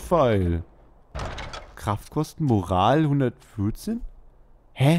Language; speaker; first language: German; native; German